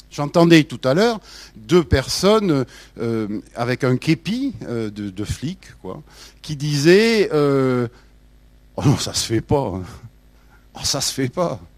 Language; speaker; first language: French; native; French